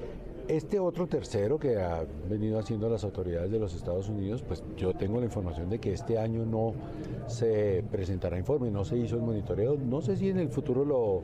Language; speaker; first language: Spanish; native; Spanish